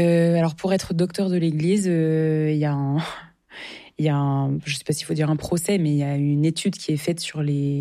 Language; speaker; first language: French; native; French